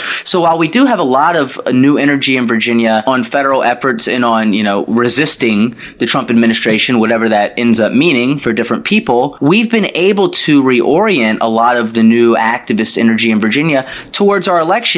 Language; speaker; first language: English; native; English